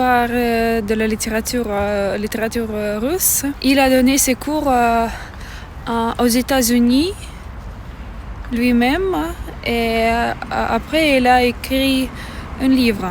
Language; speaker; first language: French; non-native, learner; Russian